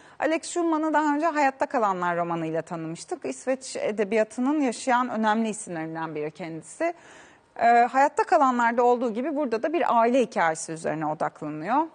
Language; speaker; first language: Turkish; native; Turkish